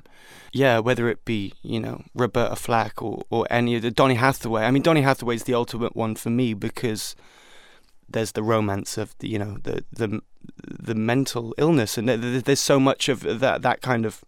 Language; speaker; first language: English; native; English